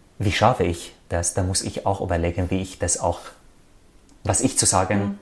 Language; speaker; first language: German; non-native, fluent; Arabic